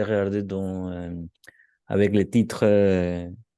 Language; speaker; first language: French; non-native, learner; Spanish